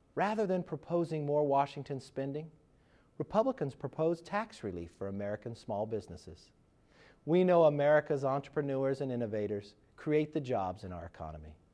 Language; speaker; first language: English; native; English